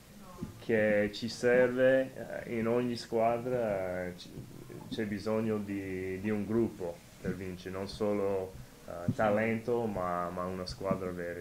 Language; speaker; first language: Italian; non-native, fluent; English